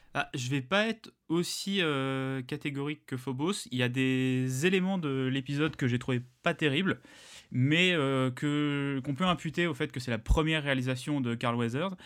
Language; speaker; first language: French; native; French